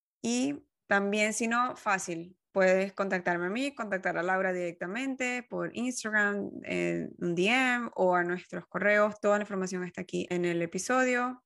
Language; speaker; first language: Spanish; native; Spanish